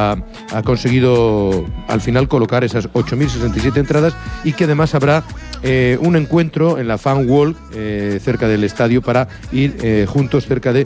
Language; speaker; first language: Spanish; native; Spanish